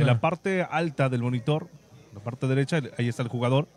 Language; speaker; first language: Spanish; native; Spanish